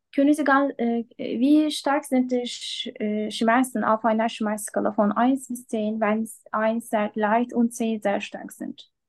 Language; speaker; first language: German; non-native, learner; Turkish